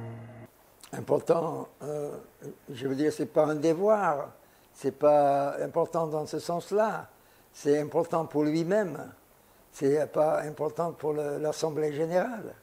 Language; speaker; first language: French; non-native, fluent; English